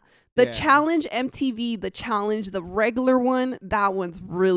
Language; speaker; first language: English; native; English